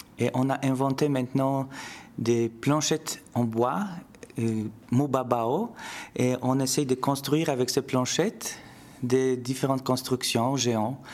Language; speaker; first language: French; non-native, fluent; Polish